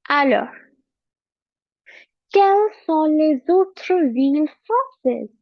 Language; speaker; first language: French; non-native, fluent; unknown